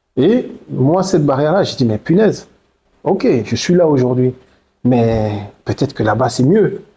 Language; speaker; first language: French; early bilingual, other home language; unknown